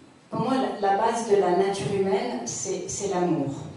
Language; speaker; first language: French; native; French